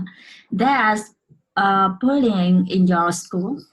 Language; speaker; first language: English; non-native, learner; Vietnamese